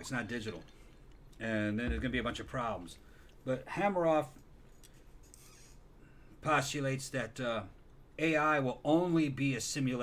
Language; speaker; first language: English; native; English